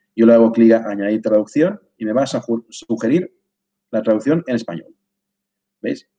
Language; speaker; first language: Spanish; non-native, local second language; Catalan